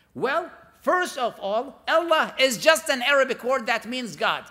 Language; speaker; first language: English; non-native, fluent; Arabic